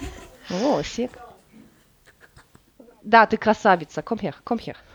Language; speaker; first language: German; native; German